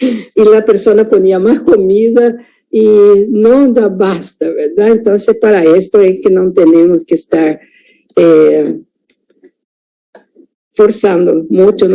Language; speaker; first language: Spanish; non-native, fluent; Portuguese